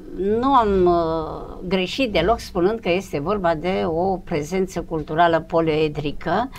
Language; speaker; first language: Romanian; native; Romanian